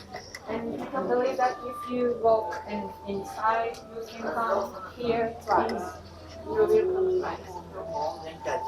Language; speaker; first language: English; non-native, learner; Turkish